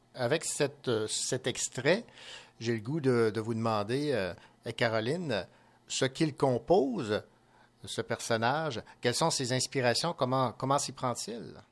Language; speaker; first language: French; native; French